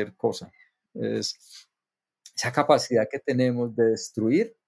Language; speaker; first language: Spanish; native; Spanish